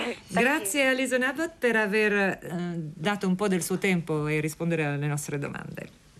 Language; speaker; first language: Italian; native; Italian